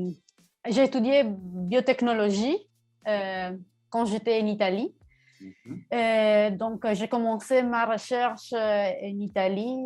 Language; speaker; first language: French; non-native, learner; Italian